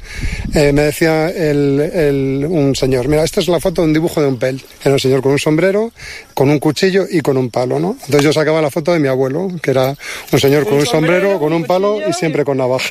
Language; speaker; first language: Spanish; native; Spanish